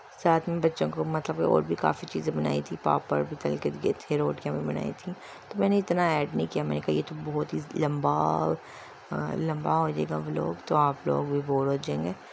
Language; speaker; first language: Urdu; native; Urdu